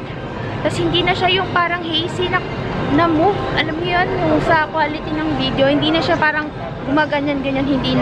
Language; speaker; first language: Filipino; native; Filipino